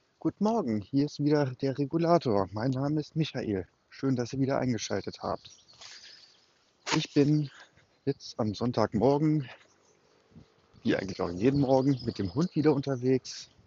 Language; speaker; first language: German; native; German